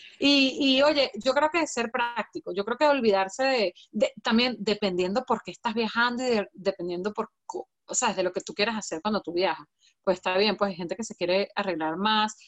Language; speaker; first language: Spanish; native; Spanish